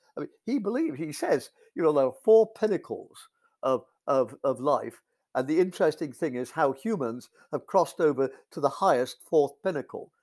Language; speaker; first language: English; native; English